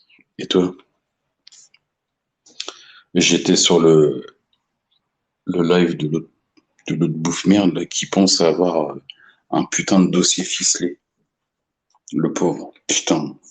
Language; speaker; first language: French; native; French